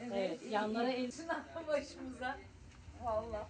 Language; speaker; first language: Turkish; native; Turkish